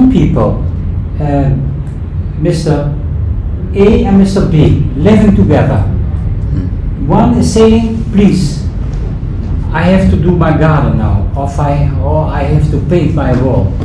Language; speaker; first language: English; non-native, fluent; Dutch